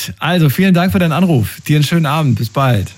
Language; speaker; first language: German; native; German